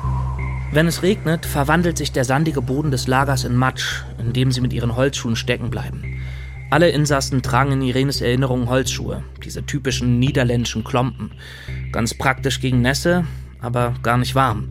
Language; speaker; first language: German; native; German